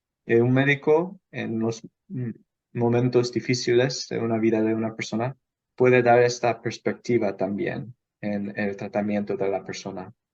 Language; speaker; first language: Spanish; non-native, fluent; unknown